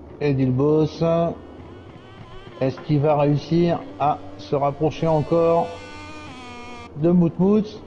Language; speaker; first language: French; native; French